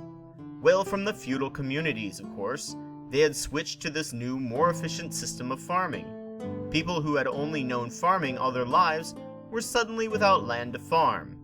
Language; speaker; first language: English; native; English